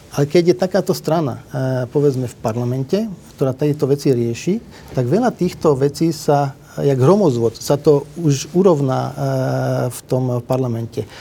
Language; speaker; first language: Slovak; non-native, local second language; Hungarian